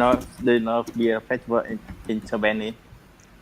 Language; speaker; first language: English; non-native, learner; Vietnamese